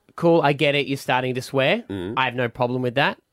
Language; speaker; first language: English; native; English